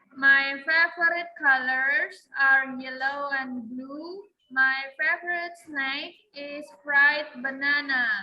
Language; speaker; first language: English; non-native, learner; Indonesian